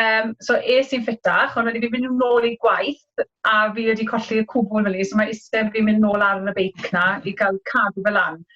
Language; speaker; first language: Welsh; native; Welsh